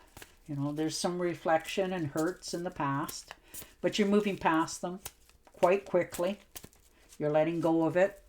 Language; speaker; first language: English; native; English